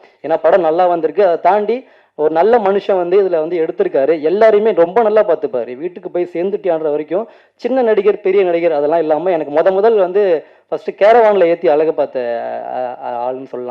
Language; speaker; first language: Tamil; native; Tamil